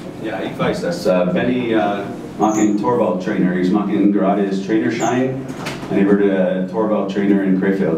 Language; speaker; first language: German; non-native, fluent; English